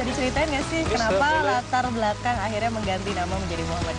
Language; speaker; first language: Indonesian; native; Indonesian